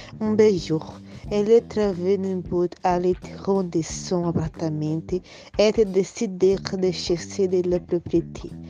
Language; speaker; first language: French; non-native, learner; Portuguese